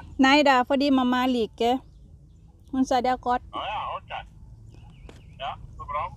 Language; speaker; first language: Norwegian; non-native, learner; Thai